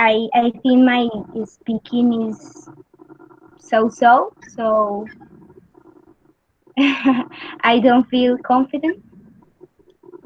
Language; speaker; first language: English; non-native, learner; Spanish